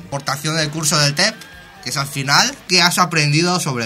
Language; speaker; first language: Spanish; non-native, fluent; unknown